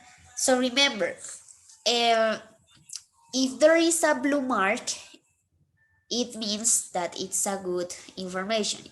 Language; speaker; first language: English; non-native, fluent; Spanish